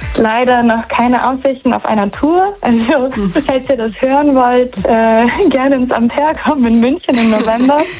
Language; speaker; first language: German; non-native, fluent; Portuguese